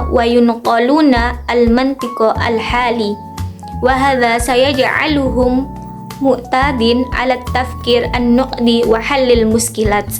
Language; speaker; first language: Arabic; non-native, learner; Indonesian